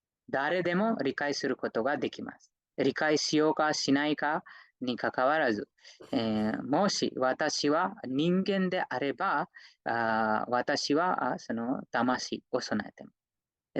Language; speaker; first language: Japanese; non-native, fluent; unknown